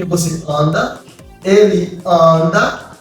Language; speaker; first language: Portuguese; non-native, fluent; Haitian Creole